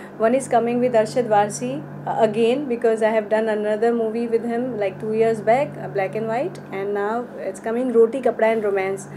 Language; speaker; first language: English; non-native, local second language; Hindi